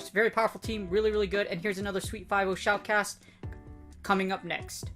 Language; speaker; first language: English; native; English